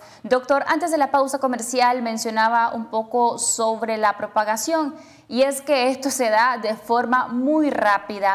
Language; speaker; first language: Spanish; native; Spanish